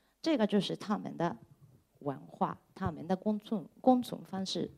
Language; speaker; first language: Chinese; non-native, fluent; Japanese